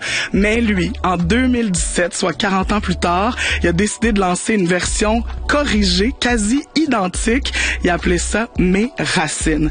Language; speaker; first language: French; native; French